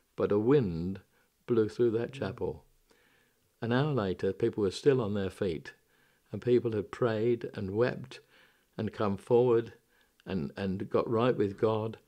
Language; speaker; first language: English; native; English